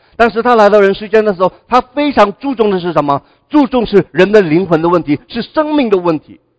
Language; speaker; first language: Chinese; non-native, local second language; Cantonese